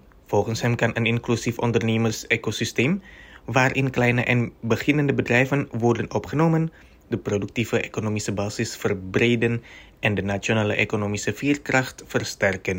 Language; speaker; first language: Dutch; non-native, fluent; Indonesian